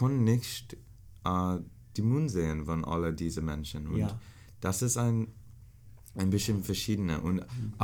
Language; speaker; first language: German; non-native, learner; English